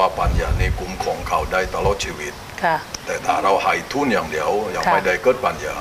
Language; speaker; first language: Thai; non-native, fluent; Indonesian